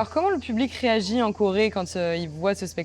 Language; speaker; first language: French; native; French